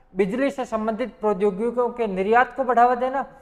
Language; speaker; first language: Hindi; native; Hindi